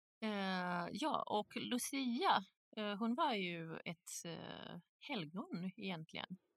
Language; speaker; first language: Swedish; non-native, fluent; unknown